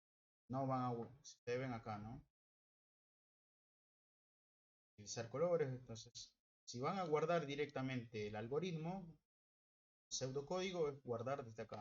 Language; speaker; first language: Spanish; native; Spanish